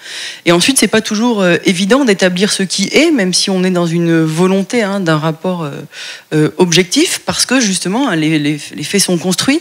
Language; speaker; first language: French; native; French